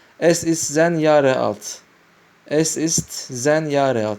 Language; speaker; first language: German; non-native, learner; Turkish